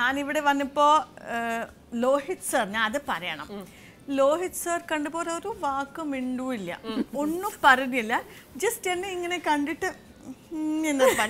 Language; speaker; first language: Malayalam; non-native, fluent; Kannada